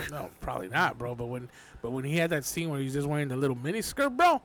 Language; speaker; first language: English; early bilingual, other home language; Spanish